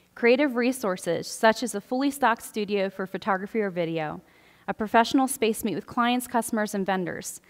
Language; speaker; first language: English; native; English